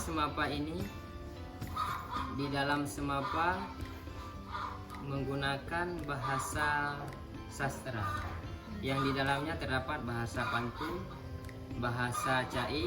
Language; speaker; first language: Indonesian; non-native, local second language; Achinese